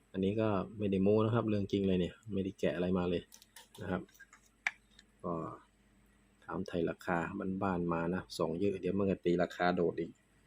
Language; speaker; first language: Thai; non-native, local second language; Northeastern Thai